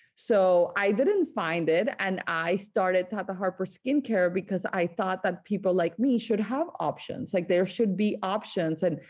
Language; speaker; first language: English; non-native, fluent; Spanish